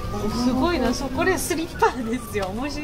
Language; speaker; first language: Japanese; non-native, learner; Georgian